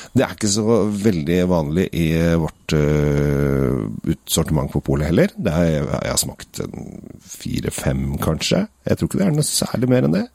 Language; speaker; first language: Norwegian; native; Norwegian